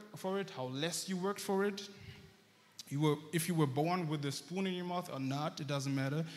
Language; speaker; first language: English; early bilingual, heritage; German